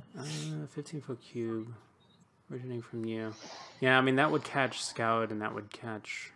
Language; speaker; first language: English; native; English